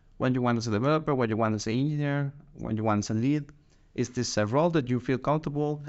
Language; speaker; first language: English; non-native, fluent; Spanish